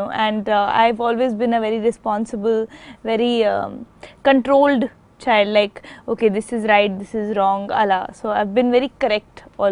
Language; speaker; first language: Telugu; non-native, fluent; Hindi